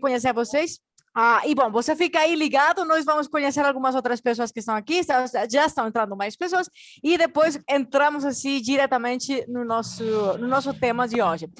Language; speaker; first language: Portuguese; non-native, fluent; Spanish